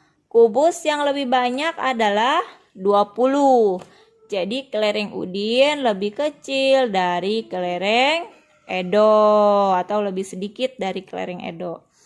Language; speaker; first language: Indonesian; native; Indonesian